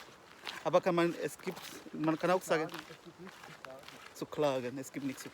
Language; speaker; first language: German; non-native, learner; Swahili